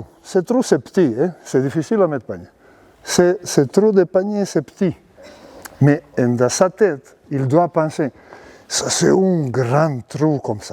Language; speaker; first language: French; non-native, learner; Serbian